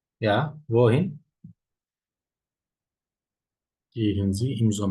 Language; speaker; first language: German; non-native, fluent; Turkish